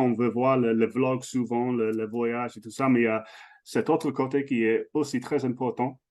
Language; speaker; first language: French; non-native, fluent; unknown